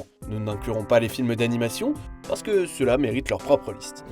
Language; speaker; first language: French; native; French